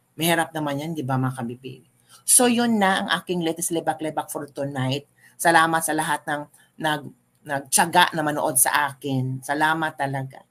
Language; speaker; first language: Filipino; non-native, local second language; Cebuano